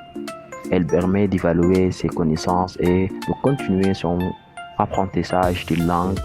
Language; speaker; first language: French; non-native, fluent; Arabic